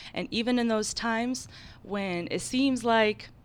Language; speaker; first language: English; early bilingual, other home language; Ukrainian